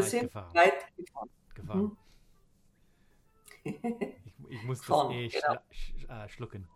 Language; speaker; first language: German; non-native, fluent; English